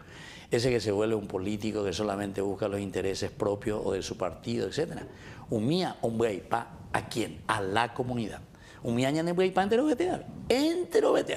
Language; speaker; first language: Spanish; native; Spanish